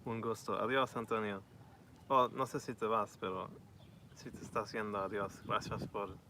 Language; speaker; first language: Spanish; non-native, learner; English